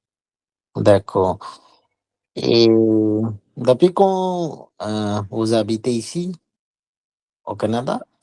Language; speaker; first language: French; non-native, learner; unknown